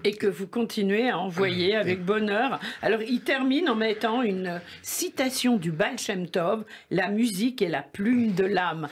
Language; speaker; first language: French; native; French